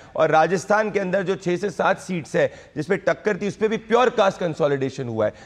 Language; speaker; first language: Hindi; native; Hindi